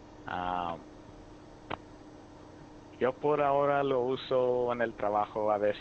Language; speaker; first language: Spanish; early bilingual, heritage; Spanish